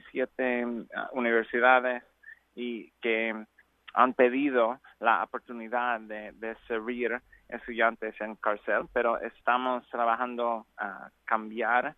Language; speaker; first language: Spanish; non-native, learner; English